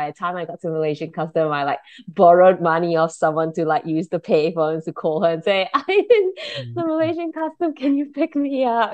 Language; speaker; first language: English; non-native, local second language; Chinese